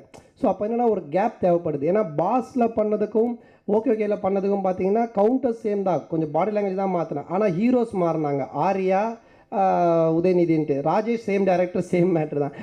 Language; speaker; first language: Tamil; native; Tamil